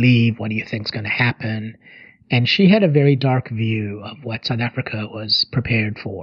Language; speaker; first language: English; native; English